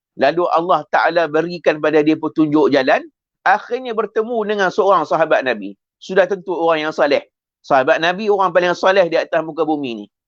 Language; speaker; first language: Malay; native; Malay